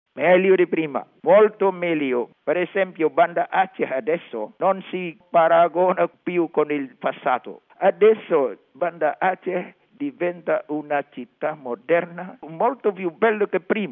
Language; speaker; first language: Italian; non-native, learner; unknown